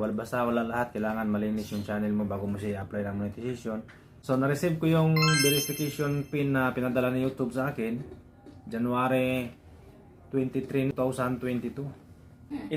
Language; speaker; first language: Filipino; non-native, local second language; Cebuano